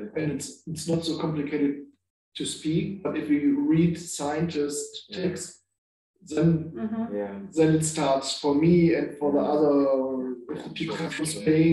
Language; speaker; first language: English; non-native, learner; German